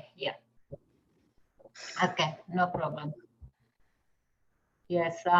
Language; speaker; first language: English; non-native, fluent; Indonesian